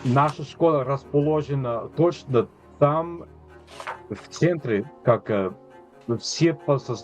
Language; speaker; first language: Russian; non-native, fluent; English